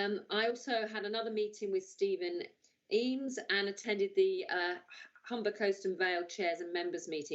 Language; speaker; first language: English; native; English